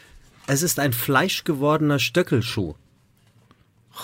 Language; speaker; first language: German; native; German